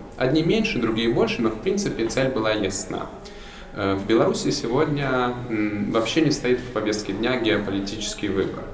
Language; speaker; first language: Russian; native; Russian